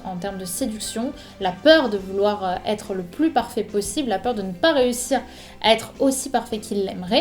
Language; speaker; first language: French; native; French